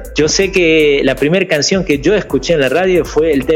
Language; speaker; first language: Spanish; native; Spanish